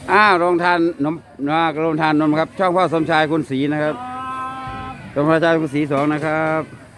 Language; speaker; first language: Thai; native; Thai